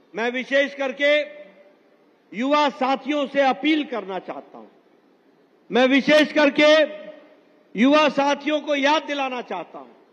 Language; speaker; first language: Hindi; native; Hindi